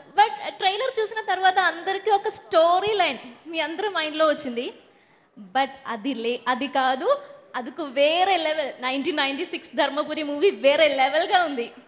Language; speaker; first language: Telugu; non-native, learner; Malayalam